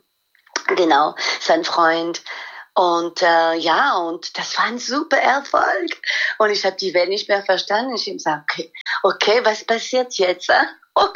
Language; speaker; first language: German; non-native, fluent; French